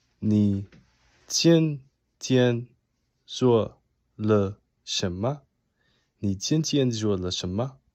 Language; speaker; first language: Chinese; non-native, learner; English